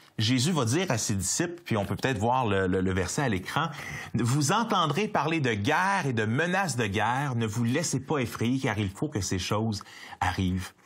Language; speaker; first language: French; native; French